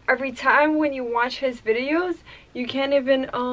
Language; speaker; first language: English; non-native, fluent; Russian